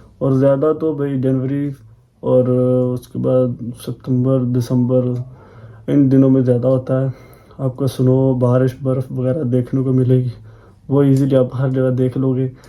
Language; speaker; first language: Urdu; non-native, local second language; Punjabi